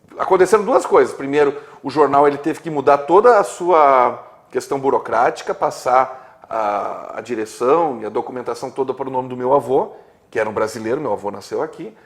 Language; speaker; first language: Portuguese; native; Portuguese